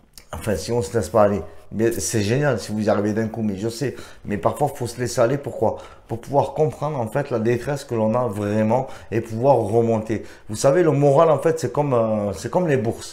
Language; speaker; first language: French; native; French